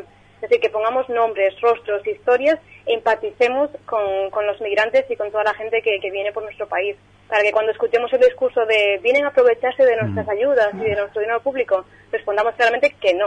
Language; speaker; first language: Spanish; native; Spanish